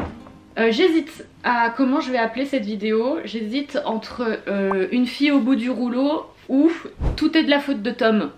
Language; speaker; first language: French; native; French